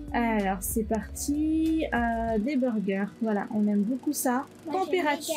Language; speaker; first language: French; native; French